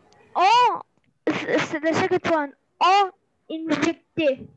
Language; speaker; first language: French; non-native, learner; Arabic